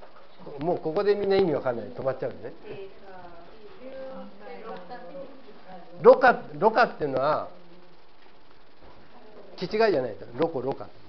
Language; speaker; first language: Japanese; native; Japanese